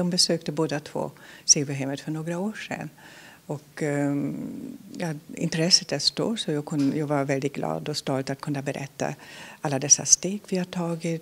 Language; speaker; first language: Swedish; non-native, fluent; German